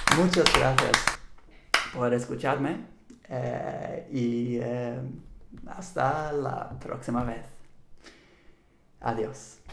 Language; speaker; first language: Spanish; non-native, learner; Swedish